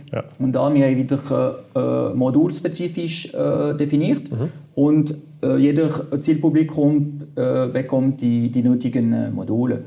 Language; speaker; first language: German; non-native, local second language; French